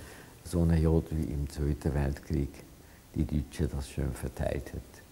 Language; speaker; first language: German; non-native, fluent; Hungarian